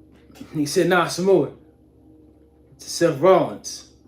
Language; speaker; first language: English; native; English